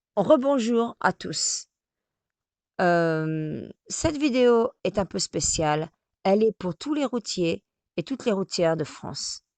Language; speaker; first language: French; native; French